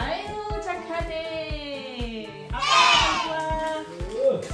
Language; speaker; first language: Korean; non-native, learner; Filipino